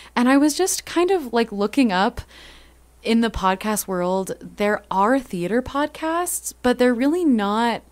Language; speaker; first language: English; native; English